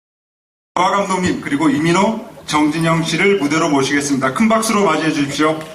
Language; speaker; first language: Korean; native; Korean